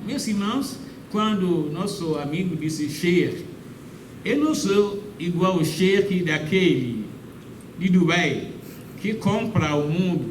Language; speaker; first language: Portuguese; non-native, fluent; Yoruba